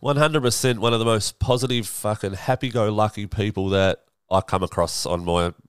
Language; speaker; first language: English; native; English